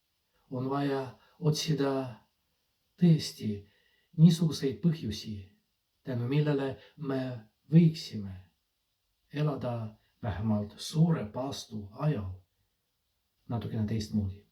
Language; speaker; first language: Estonian; non-native, fluent; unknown